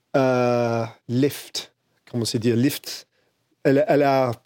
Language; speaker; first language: French; non-native, fluent; English